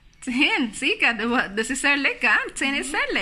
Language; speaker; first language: German; non-native, learner; Cebuano